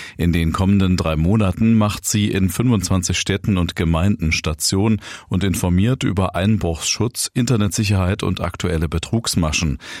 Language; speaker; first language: German; native; German